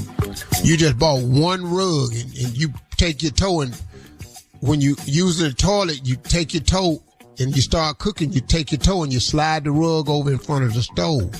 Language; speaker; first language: English; native; English